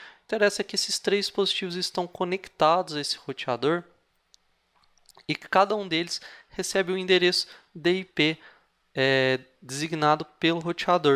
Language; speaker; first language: Portuguese; native; Portuguese